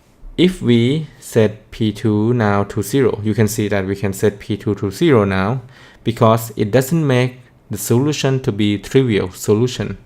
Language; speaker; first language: English; non-native, fluent; Thai